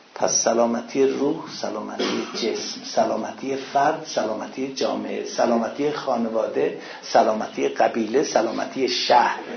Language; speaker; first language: Persian; non-native, local second language; Azerbaijani